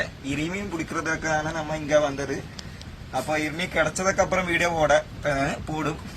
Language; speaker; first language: Tamil; non-native, learner; Malayalam